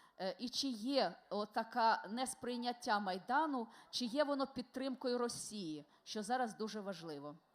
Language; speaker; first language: Ukrainian; non-native, local second language; Russian